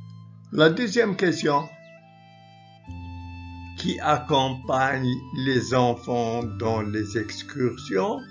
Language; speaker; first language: French; non-native, local second language; Arabic